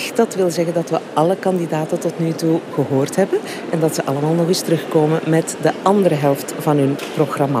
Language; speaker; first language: Dutch; native; Dutch